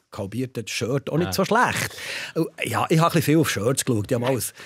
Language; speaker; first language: German; native; German